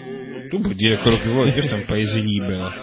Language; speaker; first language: Italian; native; Italian